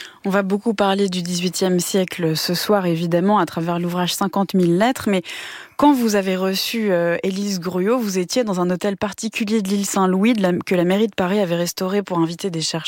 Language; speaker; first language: French; native; French